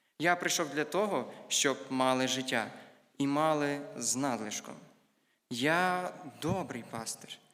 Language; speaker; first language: Ukrainian; native; Ukrainian